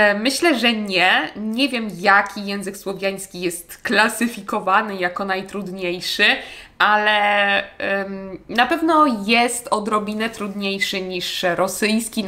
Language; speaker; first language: Polish; native; Polish